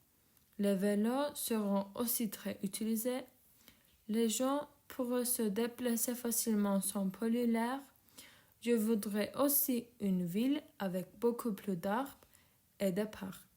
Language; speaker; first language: French; non-native, learner; Turkish